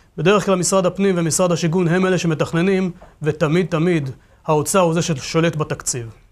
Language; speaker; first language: Hebrew; native; Hebrew